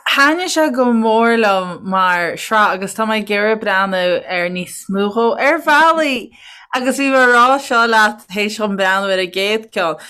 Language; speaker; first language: Irish; native; Irish